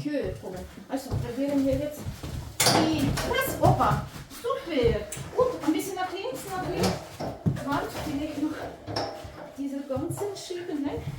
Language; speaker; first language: German; non-native, learner; Russian